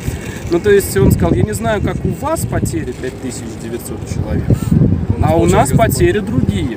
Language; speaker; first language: Russian; native; Russian